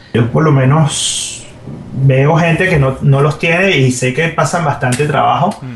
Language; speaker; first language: Spanish; native; Spanish